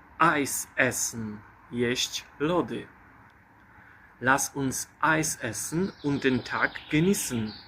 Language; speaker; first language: German; non-native, fluent; Polish